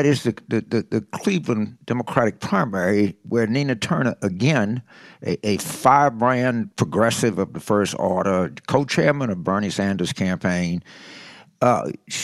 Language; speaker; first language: English; native; English